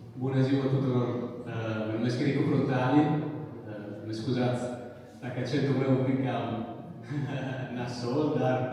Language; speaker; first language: Romanian; non-native, learner; Italian